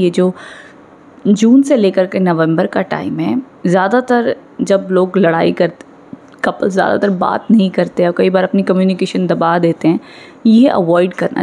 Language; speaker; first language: Hindi; native; Hindi